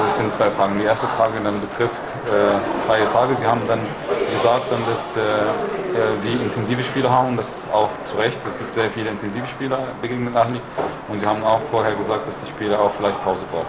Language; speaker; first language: German; non-native, fluent; Arabic